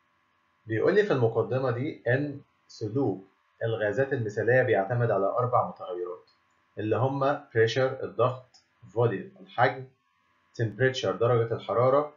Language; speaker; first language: Arabic; native; Arabic